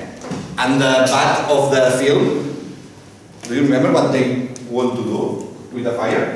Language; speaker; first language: English; non-native, fluent; Catalan